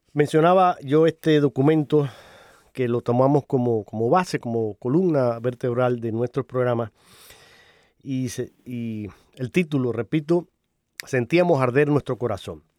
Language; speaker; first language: Spanish; native; Spanish